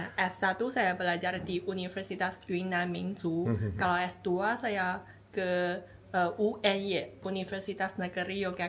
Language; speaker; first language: Indonesian; non-native, fluent; Chinese